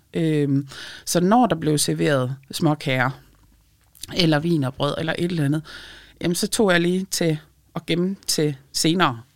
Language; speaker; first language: Danish; early bilingual, other home language; Lithuanian